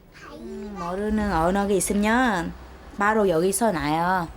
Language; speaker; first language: Korean; non-native, fluent; Vietnamese